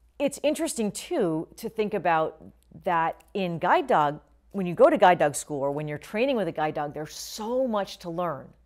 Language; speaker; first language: English; native; English